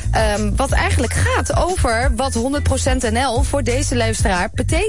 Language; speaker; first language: Dutch; native; Dutch